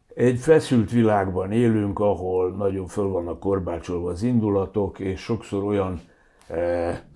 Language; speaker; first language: Hungarian; native; Hungarian